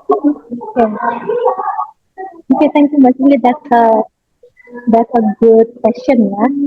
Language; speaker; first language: English; non-native, learner; Indonesian